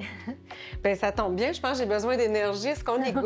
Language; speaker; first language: French; native; French